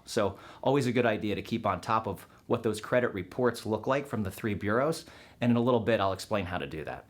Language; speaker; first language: English; native; English